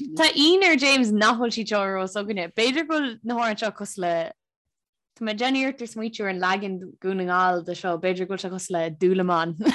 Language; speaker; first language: Irish; native; Irish